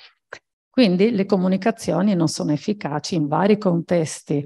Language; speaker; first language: Italian; native; Italian